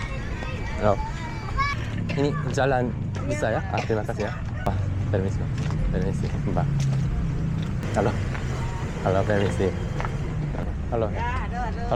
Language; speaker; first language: Indonesian; non-native, learner; Korean